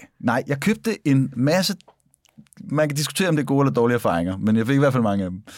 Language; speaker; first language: Danish; native; Danish